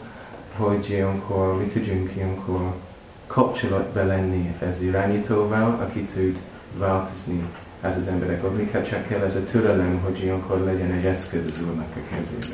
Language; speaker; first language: Hungarian; non-native, learner; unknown